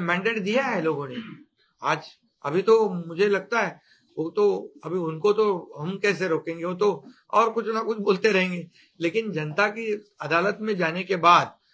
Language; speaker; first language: Hindi; non-native, local second language; Marathi